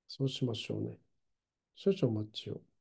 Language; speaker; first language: Japanese; native; Japanese